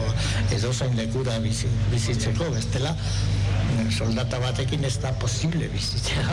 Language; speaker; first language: Basque; non-native, local second language; Spanish